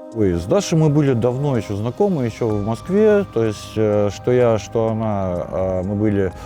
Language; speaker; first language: Russian; native; Russian